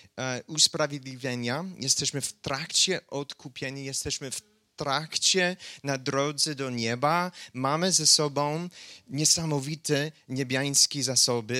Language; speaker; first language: Polish; non-native, fluent; English